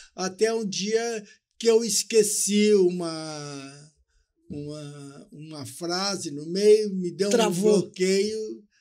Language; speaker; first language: Portuguese; native; Portuguese